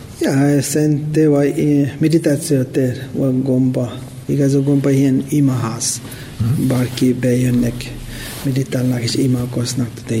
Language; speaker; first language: Hungarian; non-native, learner; Tibetan